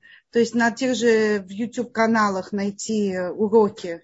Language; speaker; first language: Russian; native; Russian